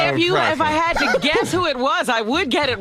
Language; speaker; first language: English; native; English